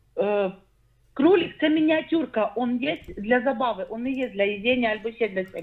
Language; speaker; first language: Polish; non-native, learner; Ukrainian